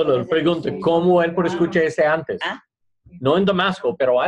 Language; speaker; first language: Spanish; non-native, learner; English